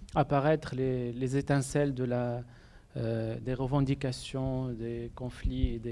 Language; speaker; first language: French; non-native, local second language; Arabic